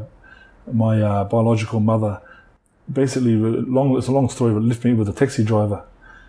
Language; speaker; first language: English; native; English